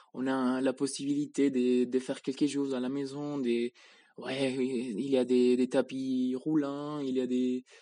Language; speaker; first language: French; non-native, fluent; Spanish